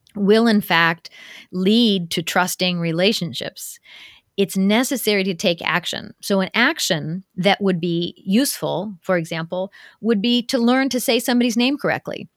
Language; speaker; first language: English; native; English